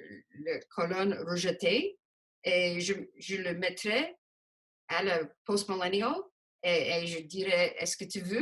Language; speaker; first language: French; non-native, local second language; English